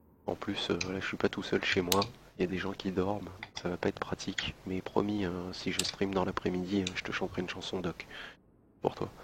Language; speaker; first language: French; native; French